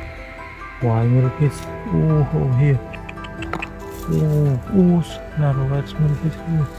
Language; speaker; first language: English; non-native, learner; Khmer